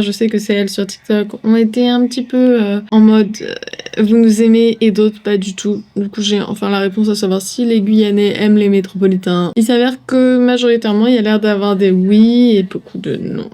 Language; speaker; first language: French; native; French